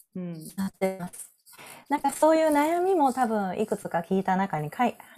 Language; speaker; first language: Japanese; native; Japanese